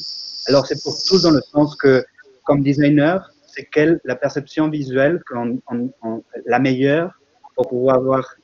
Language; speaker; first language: French; non-native, fluent; Spanish